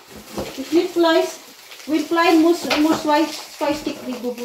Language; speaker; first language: German; non-native, learner; Filipino